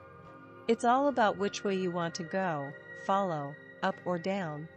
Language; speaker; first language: English; non-native, fluent; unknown